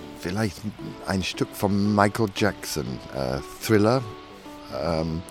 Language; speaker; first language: German; non-native, learner; English